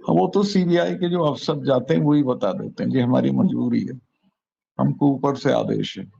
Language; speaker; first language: Hindi; native; Hindi